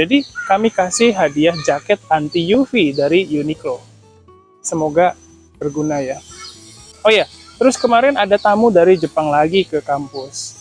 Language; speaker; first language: Indonesian; native; Indonesian